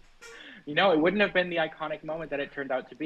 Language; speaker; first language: English; native; English